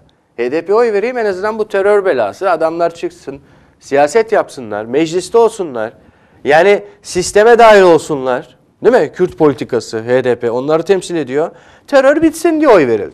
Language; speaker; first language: Turkish; native; Turkish